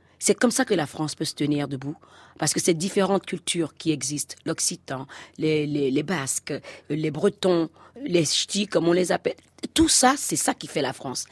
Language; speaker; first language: French; non-native, local second language; Fon